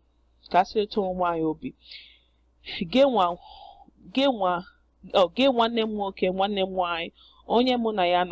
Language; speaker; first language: Igbo; non-native, learner; English